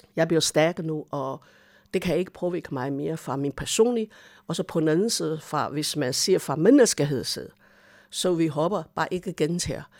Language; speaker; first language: Danish; non-native, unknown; Chinese